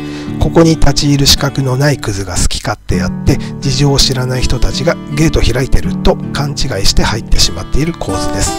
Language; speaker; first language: Japanese; native; Japanese